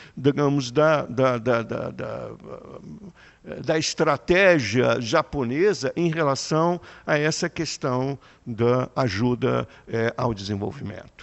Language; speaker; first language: Portuguese; native; Portuguese